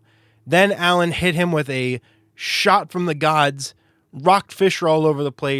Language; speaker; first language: English; native; English